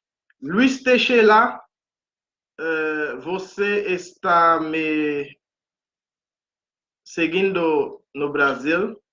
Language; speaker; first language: Portuguese; non-native, fluent; Haitian Creole